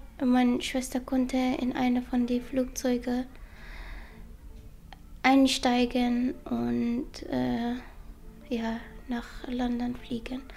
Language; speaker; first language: German; non-native, learner; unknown